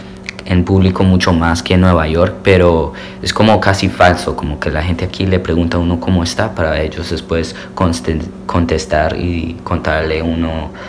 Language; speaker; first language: Spanish; early bilingual, heritage; Spanish